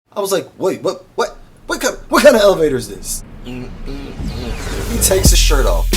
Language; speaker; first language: English; native; English